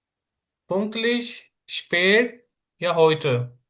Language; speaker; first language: German; non-native, learner; Urdu